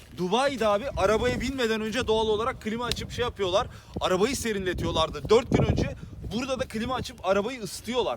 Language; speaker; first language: Turkish; native; Turkish